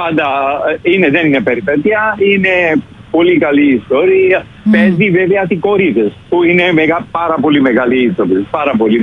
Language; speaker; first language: Greek; non-native, fluent; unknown